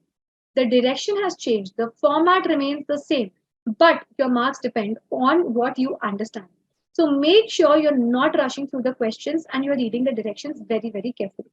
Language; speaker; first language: English; non-native, local second language; Hindi